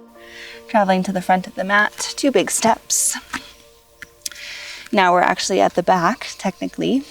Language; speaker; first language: English; native; English